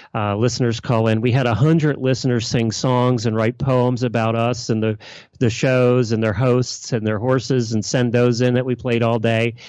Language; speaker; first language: English; native; English